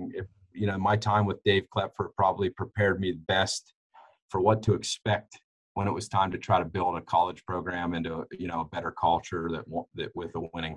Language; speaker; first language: English; native; English